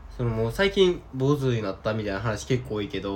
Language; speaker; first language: Japanese; native; Japanese